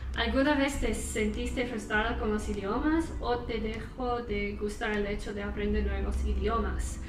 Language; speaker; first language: Spanish; non-native, learner; English